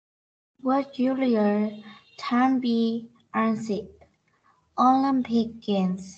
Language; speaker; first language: English; non-native, learner; Vietnamese